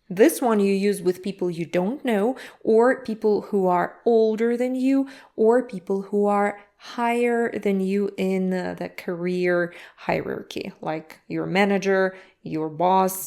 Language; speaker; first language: English; non-native, fluent; Russian